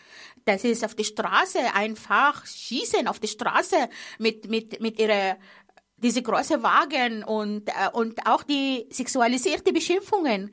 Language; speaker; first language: German; non-native, fluent; Arabic